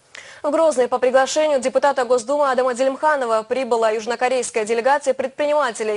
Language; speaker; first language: Russian; native; Russian